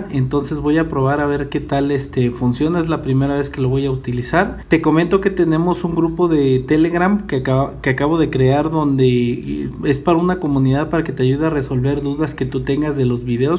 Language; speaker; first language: Spanish; native; Spanish